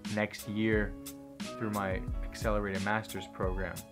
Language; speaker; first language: English; native; English